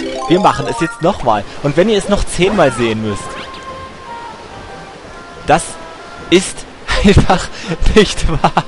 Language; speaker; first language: German; native; German